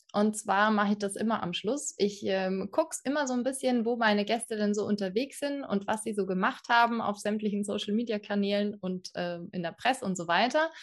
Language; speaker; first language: German; native; German